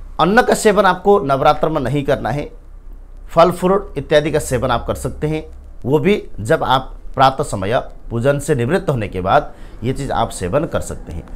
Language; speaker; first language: Hindi; native; Hindi